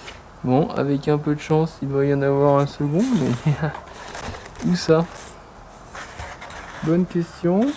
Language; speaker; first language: French; native; French